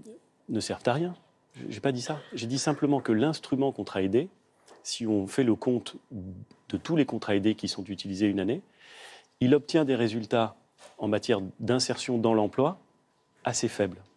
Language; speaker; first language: French; native; French